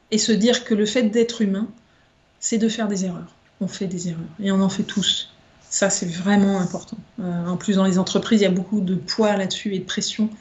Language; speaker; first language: French; native; French